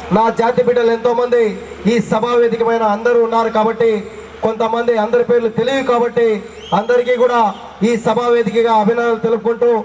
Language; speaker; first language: Telugu; non-native, local second language; Lambadi